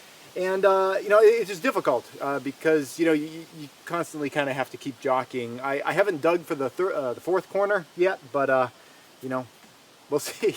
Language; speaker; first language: English; native; English